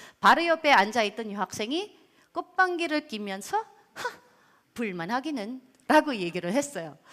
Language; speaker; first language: Korean; non-native, fluent; Filipino